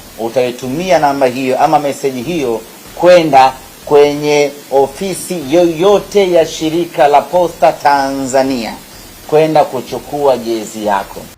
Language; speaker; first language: Swahili; native; Swahili